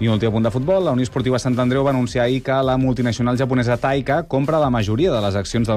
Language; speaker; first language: Catalan; native; Catalan